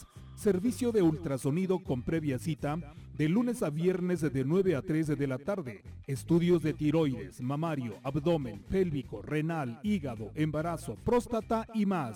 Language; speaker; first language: Spanish; native; Spanish